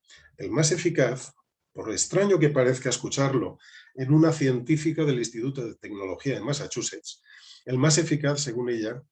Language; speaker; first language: Spanish; native; Spanish